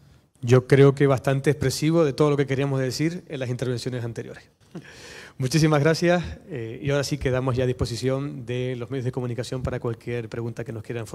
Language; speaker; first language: Spanish; native; Spanish